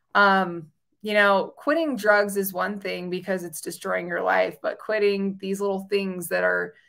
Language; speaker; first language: English; native; English